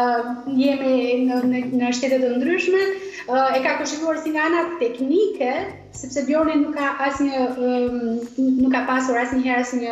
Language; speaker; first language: Albanian; native; Albanian